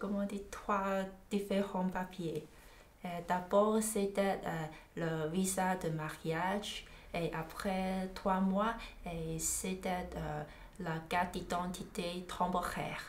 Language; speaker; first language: French; non-native, learner; Chinese